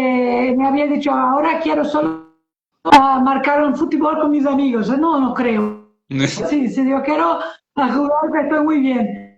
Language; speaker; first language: Spanish; non-native, learner; Portuguese